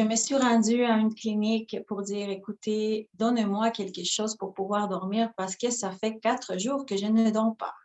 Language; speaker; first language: French; non-native, fluent; Spanish